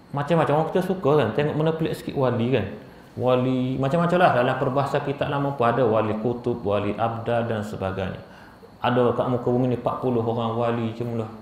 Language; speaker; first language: Malay; native; Malay